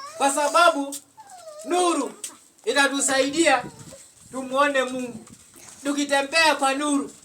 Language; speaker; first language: Swahili; non-native, local second language; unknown